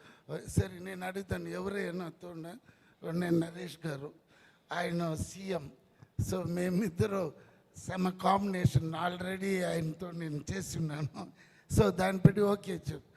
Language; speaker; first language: Telugu; non-native, learner; Tamil